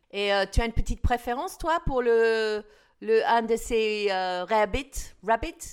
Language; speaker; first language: French; non-native, fluent; English